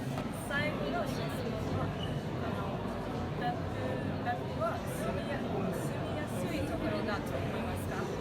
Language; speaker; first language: Japanese; non-native, learner; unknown